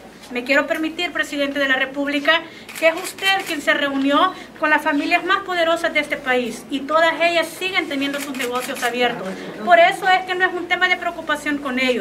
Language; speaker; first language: Spanish; native; Spanish